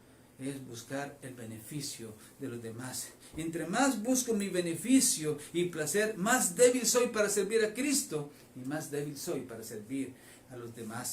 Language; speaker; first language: Spanish; native; Spanish